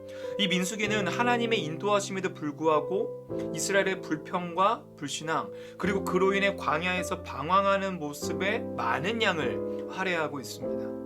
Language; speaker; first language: Korean; native; Korean